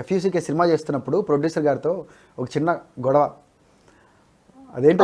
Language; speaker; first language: Telugu; native; Telugu